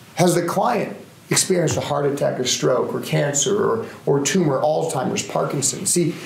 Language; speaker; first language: English; native; English